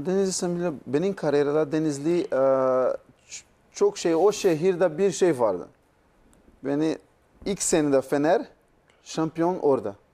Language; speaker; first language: Turkish; non-native, learner; Portuguese